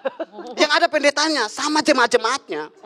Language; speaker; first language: Indonesian; native; Indonesian